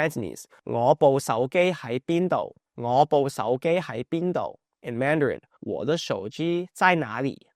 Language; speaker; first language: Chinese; non-native, fluent; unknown